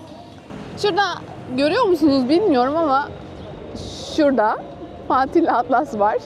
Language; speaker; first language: Turkish; native; Turkish